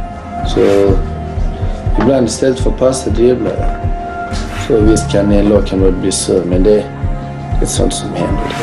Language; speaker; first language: Swedish; early bilingual, other home language; Bosnian